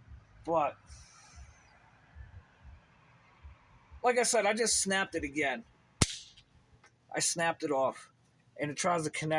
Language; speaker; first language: English; native; English